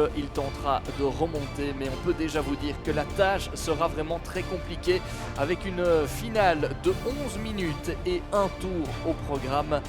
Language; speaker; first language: French; native; French